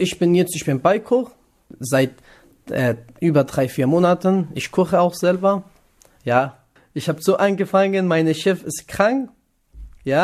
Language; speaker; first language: German; non-native, learner; Kurdish